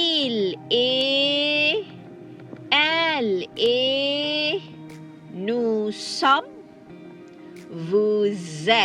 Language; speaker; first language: French; non-native, learner; Malay